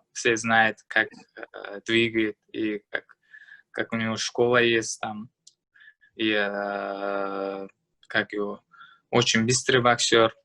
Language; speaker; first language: Russian; non-native, learner; Uzbek